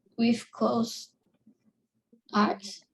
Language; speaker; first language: English; non-native, learner; Portuguese